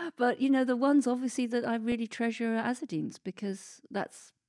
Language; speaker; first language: English; native; English